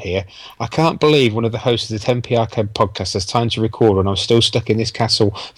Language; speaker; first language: English; native; English